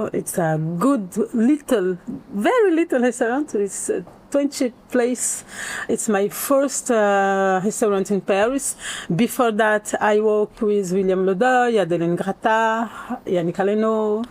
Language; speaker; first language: English; non-native, learner; Portuguese